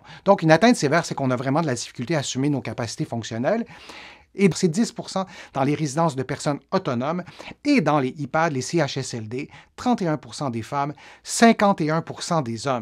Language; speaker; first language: French; native; French